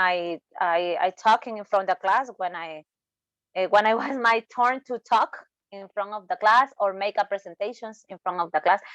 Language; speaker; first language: English; non-native, learner; Spanish